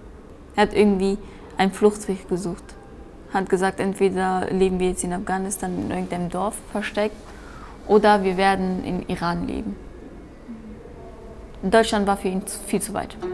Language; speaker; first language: German; early bilingual, other home language; Persian